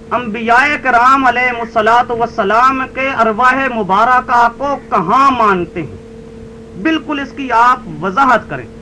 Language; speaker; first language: Urdu; native; Urdu